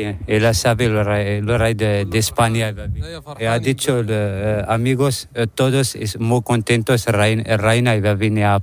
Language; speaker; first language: Spanish; non-native, learner; Arabic